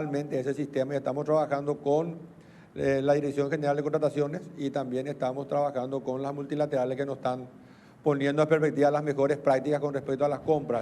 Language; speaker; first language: Spanish; native; Spanish